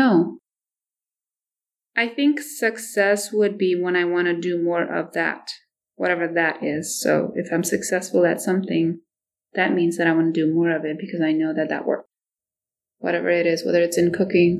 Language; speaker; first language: English; non-native, local second language; Nepali